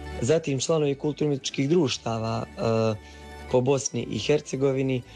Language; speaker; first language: Croatian; native; Croatian